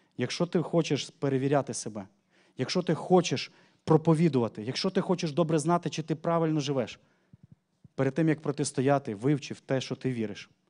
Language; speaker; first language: Ukrainian; native; Ukrainian